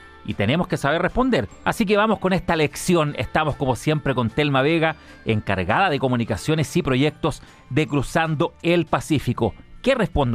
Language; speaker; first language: Spanish; native; Spanish